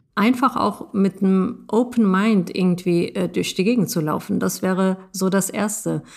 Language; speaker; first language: German; early bilingual, other home language; Arabic